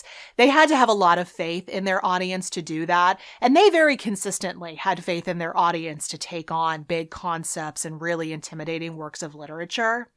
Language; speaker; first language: English; native; English